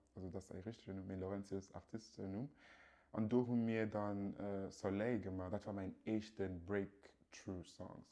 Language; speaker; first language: German; early bilingual, other home language; Yoruba